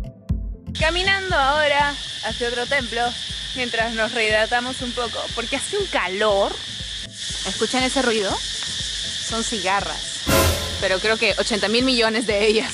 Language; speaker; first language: Spanish; native; Spanish